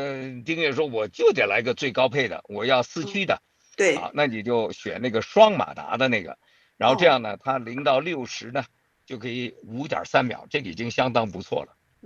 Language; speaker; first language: Chinese; native; Chinese